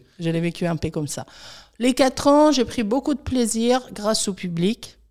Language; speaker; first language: French; non-native, fluent; Italian